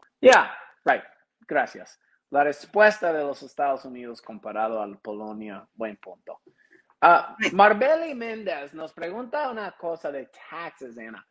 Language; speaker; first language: Spanish; non-native, learner; English